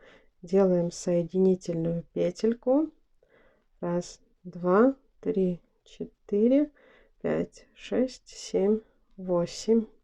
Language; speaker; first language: Russian; native; Russian